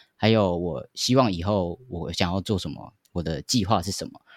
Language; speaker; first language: Chinese; native; Chinese